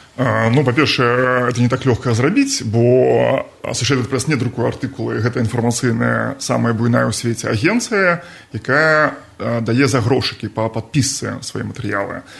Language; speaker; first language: Belarusian; non-native, local second language; Russian